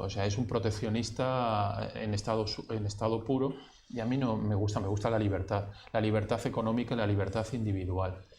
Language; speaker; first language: Spanish; native; Spanish